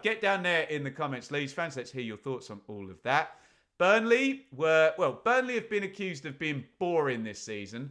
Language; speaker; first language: English; native; English